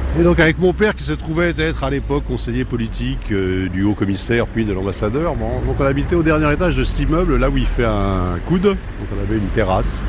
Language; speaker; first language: French; native; French